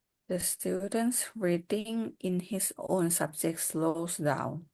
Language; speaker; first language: English; non-native, learner; Thai